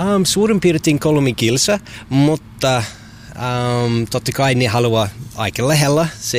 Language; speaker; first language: Finnish; non-native, learner; English